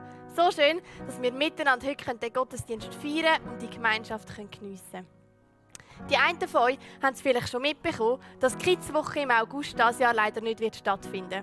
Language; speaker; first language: German; native; German